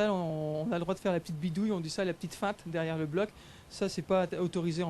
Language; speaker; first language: French; native; French